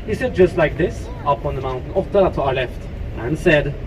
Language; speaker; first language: English; non-native, fluent; Swedish